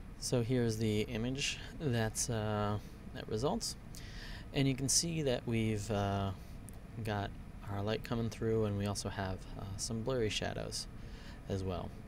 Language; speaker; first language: English; native; English